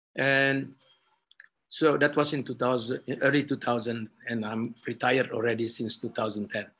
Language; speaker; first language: English; non-native, fluent; Indonesian